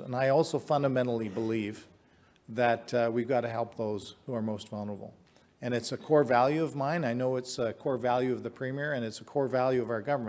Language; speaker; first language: English; native; English